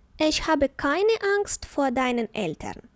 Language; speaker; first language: German; non-native, fluent; Ukrainian